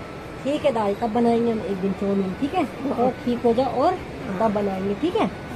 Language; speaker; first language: Hindi; native; Hindi